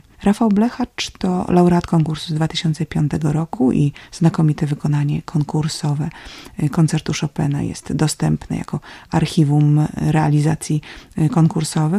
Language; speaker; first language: Polish; native; Polish